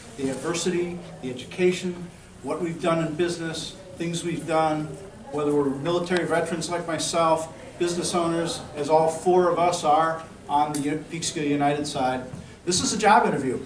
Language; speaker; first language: English; native; English